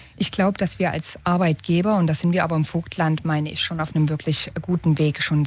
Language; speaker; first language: German; native; German